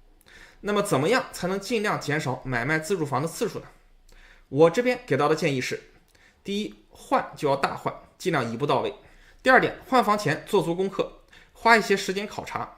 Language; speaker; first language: Chinese; native; Chinese